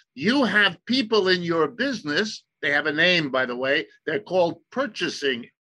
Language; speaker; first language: English; early bilingual, other home language; German